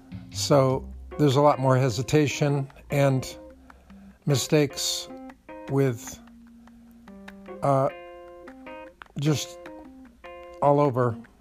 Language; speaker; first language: English; native; English